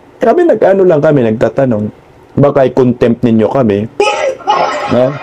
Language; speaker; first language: Filipino; non-native, local second language; Cebuano